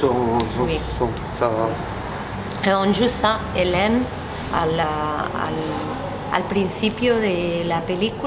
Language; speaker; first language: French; non-native, learner; Spanish